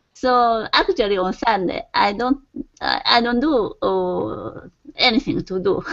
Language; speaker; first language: English; non-native, learner; Japanese